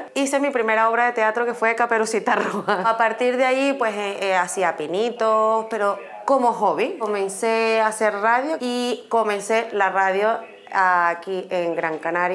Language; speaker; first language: Spanish; native; Spanish